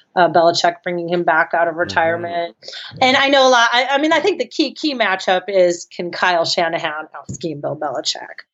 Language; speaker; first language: English; native; English